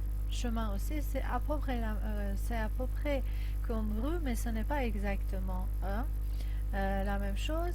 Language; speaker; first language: French; non-native, fluent; Persian